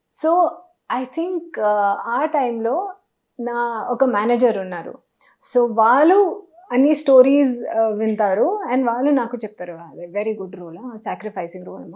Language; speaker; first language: Telugu; non-native, learner; Hindi